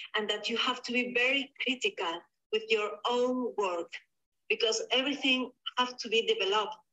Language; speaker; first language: English; non-native, learner; Spanish